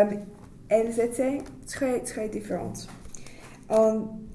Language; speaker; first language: French; non-native, learner; English